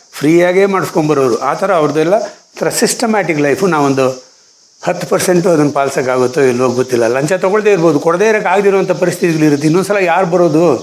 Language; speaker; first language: Kannada; non-native, local second language; Konkani